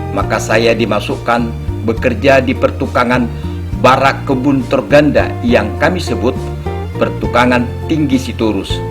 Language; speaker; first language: Indonesian; non-native, local second language; Batak Toba